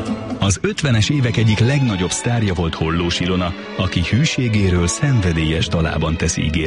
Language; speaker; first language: Hungarian; native; Hungarian